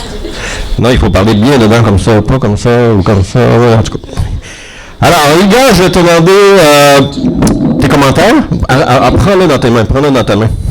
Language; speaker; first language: French; native; French